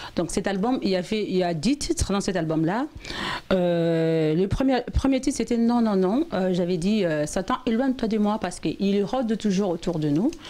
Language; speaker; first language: French; non-native, local second language; Lingala